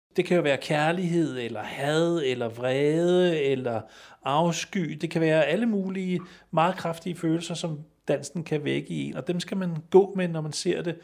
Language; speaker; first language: Danish; native; Danish